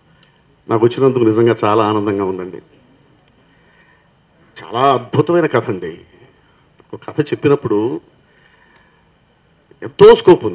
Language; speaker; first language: Telugu; native; Telugu